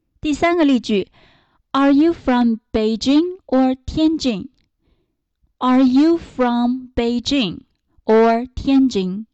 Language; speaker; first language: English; non-native, fluent; Chinese